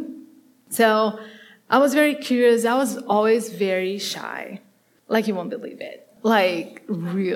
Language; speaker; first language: English; non-native, fluent; Portuguese